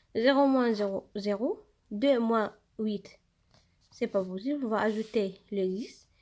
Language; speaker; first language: French; non-native, local second language; Arabic